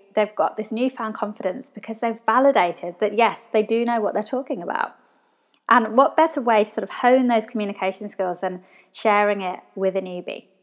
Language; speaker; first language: English; native; English